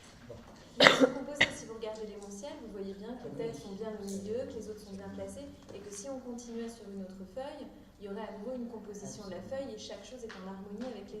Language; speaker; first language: French; native; French